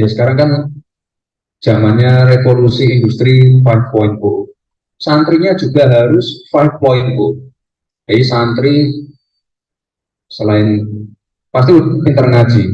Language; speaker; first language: Indonesian; native; Indonesian